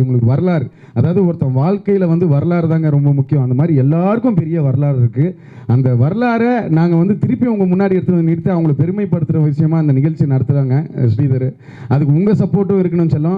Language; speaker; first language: Tamil; native; Tamil